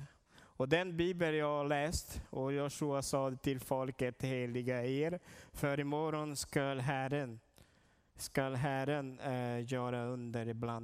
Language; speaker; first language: Swedish; non-native, learner; Portuguese